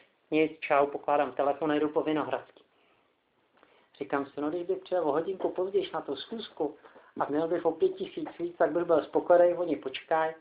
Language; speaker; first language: Czech; native; Czech